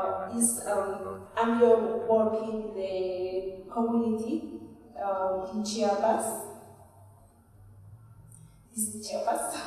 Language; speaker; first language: English; non-native, learner; Spanish